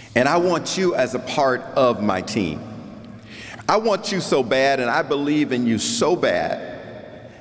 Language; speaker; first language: English; native; English